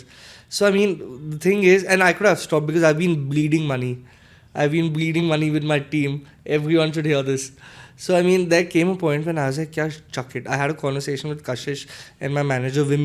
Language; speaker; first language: English; non-native, local second language; Hindi